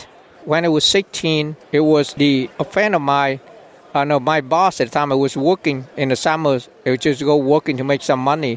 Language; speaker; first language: English; non-native, learner; Vietnamese